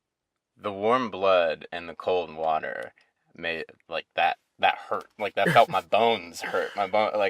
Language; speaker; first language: English; native; English